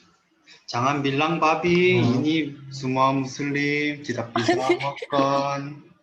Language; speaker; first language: Indonesian; non-native, learner; Korean